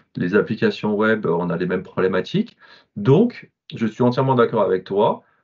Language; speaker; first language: French; native; French